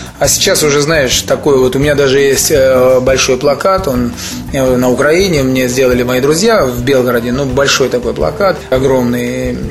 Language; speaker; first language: Russian; native; Russian